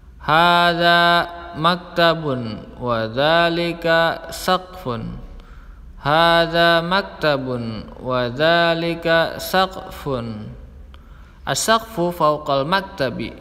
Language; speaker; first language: Arabic; non-native, fluent; Indonesian